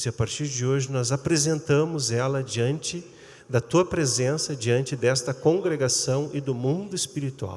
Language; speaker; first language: Portuguese; native; Portuguese